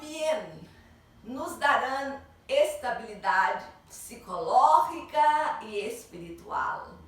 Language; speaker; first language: Spanish; non-native, learner; Portuguese